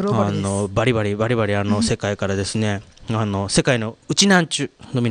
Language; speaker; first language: Japanese; native; Japanese